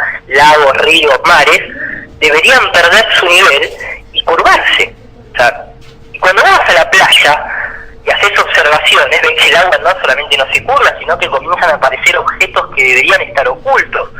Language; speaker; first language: Spanish; native; Spanish